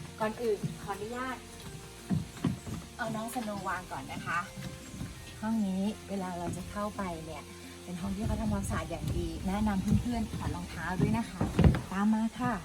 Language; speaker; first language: Thai; native; Thai